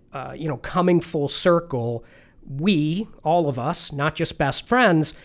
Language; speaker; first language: English; native; English